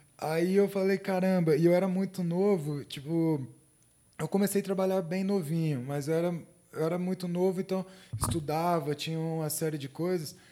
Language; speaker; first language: Portuguese; native; Portuguese